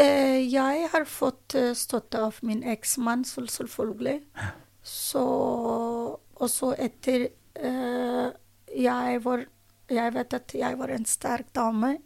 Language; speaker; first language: Norwegian; non-native, learner; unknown